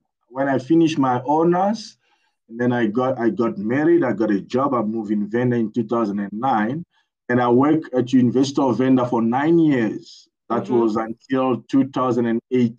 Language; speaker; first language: English; non-native, fluent; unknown